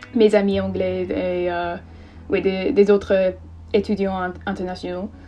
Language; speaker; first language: French; non-native, fluent; English